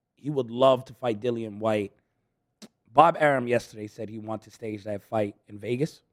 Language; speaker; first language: English; early bilingual, other home language; Spanish